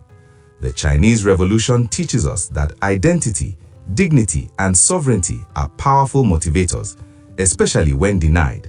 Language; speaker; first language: English; non-native, local second language; Igbo